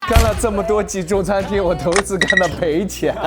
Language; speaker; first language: Chinese; native; Chinese